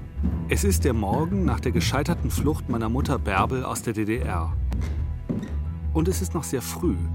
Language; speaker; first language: German; native; German